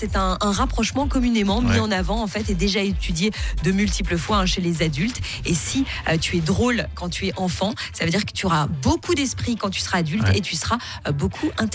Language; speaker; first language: French; native; French